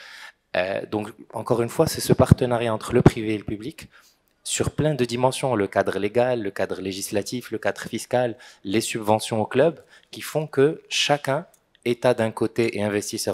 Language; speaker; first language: French; non-native, local second language; Arabic